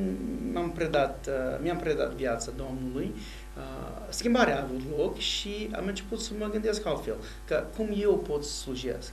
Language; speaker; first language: Romanian; non-native, fluent; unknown